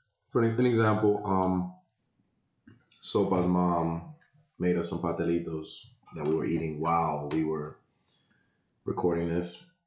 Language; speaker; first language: English; early bilingual, other home language; Spanish